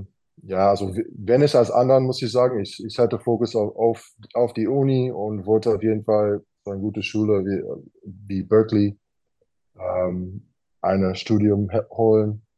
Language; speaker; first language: German; non-native, fluent; English